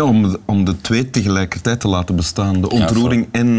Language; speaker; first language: Dutch; native; Dutch